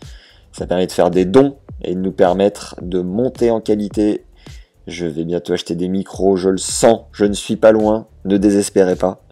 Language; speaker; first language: French; native; French